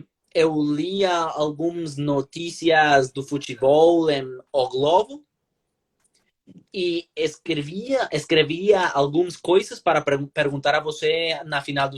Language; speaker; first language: Portuguese; non-native, learner; Spanish